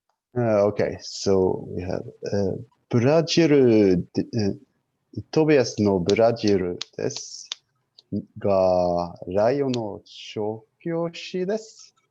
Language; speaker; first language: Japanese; non-native, learner; English